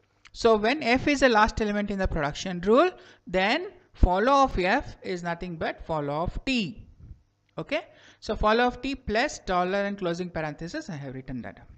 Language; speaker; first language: English; non-native, local second language; Kannada